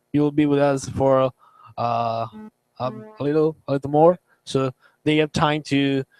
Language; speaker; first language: English; non-native, learner; Italian